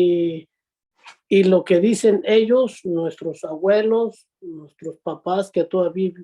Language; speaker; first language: Spanish; non-native, local second language; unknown